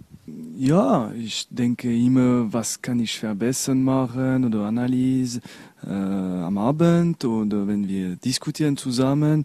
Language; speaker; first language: German; non-native, local second language; French